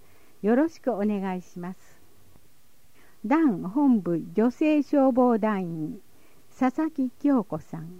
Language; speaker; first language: Japanese; native; Japanese